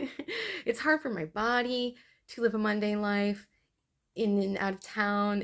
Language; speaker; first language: English; native; English